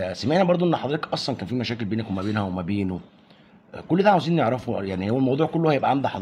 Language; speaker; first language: Arabic; native; Arabic